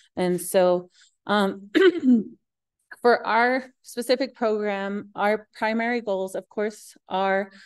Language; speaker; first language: English; native; English